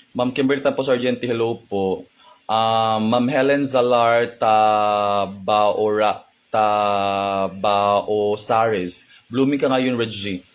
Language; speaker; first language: Filipino; non-native, local second language; Cebuano